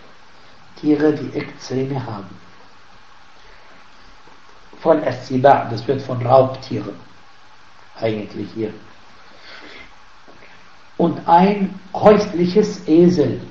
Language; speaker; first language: German; non-native, fluent; Arabic